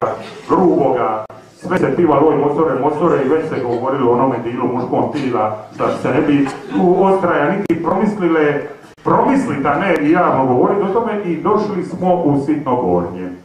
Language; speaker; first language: Serbian; native; Serbian